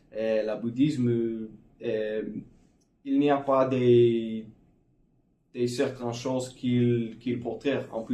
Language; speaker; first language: French; non-native, learner; English